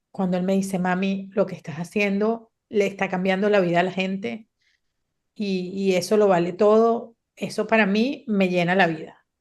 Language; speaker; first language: Spanish; native; Spanish